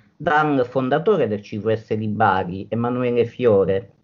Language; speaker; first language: Italian; native; Italian